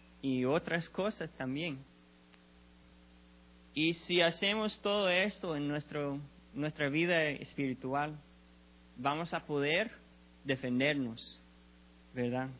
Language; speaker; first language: Spanish; non-native, learner; English